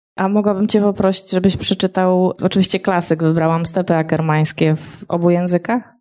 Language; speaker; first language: Polish; native; Polish